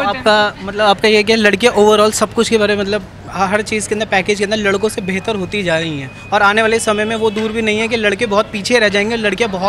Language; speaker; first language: Hindi; native; Hindi